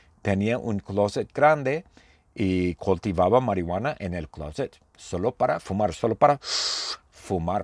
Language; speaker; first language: Spanish; non-native, fluent; English